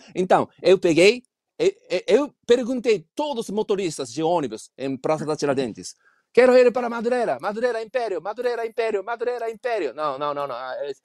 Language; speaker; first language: Portuguese; non-native, learner; Japanese